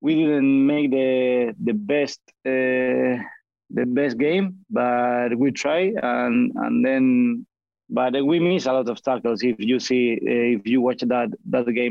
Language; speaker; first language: English; non-native, fluent; Spanish